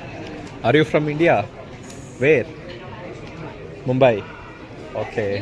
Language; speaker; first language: English; non-native, local second language; Kannada